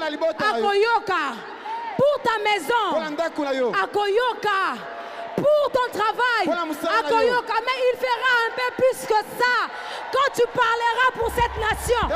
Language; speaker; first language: French; non-native, local second language; Lingala